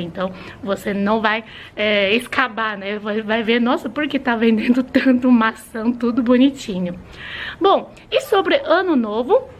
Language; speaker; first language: Portuguese; non-native, fluent; Chinese